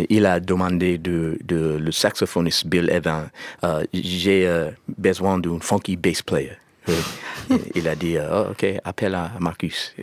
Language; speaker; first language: French; non-native, learner; English